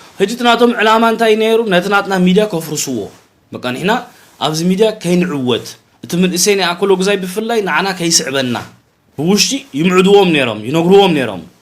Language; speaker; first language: Tigrinya; early bilingual, heritage; Tigrinya